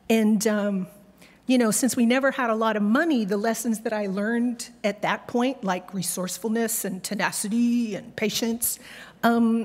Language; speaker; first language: English; native; English